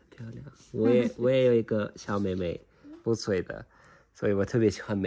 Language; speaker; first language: Chinese; non-native, learner; Turkish